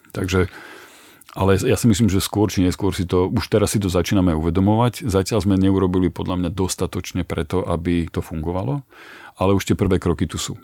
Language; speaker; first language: Slovak; native; Slovak